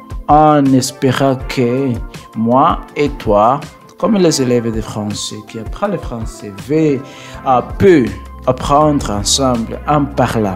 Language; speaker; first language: French; non-native, learner; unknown